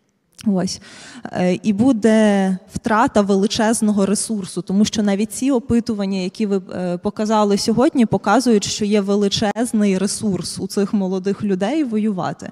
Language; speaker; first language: Ukrainian; native; Ukrainian